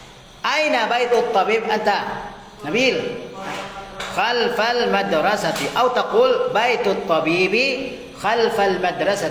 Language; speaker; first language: Arabic; non-native, fluent; Indonesian